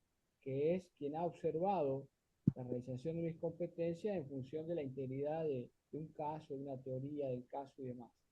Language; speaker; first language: Spanish; native; Spanish